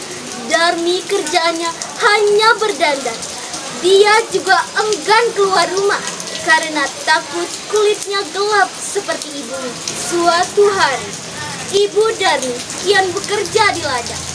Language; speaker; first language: Indonesian; non-native, local second language; Balinese